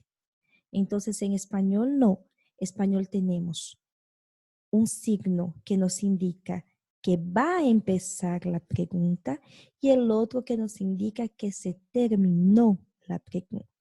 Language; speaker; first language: Spanish; non-native, fluent; Portuguese